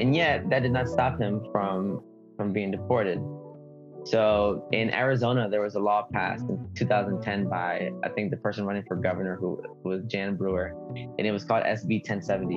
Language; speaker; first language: English; early bilingual, other home language; Spanish